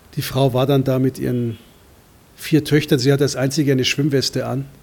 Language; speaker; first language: German; native; German